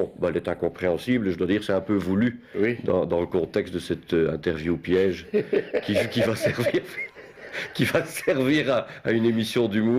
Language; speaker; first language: French; non-native, local second language; Dutch